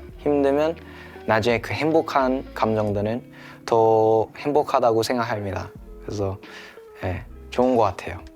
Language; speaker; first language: Korean; early bilingual, heritage; Korean